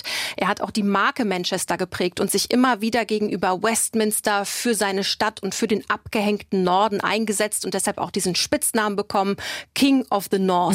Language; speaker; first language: German; native; German